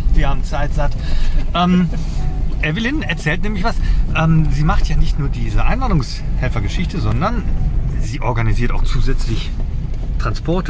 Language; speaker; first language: German; native; German